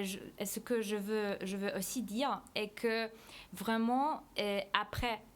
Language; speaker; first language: French; non-native, fluent; Polish